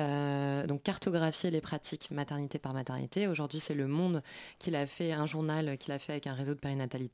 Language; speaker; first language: French; native; French